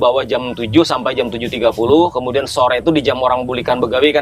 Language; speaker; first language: Indonesian; native; Indonesian